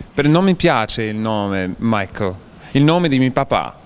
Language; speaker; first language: Italian; non-native, learner; English